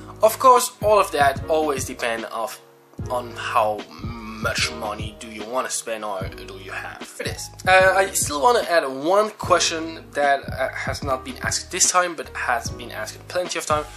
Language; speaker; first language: English; non-native, fluent; French